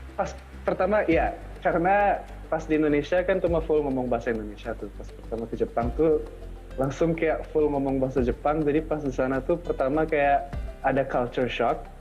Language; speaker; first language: Indonesian; native; Indonesian